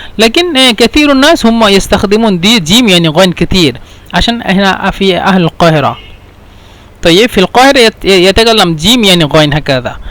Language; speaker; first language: Egyptian Arabic; non-native, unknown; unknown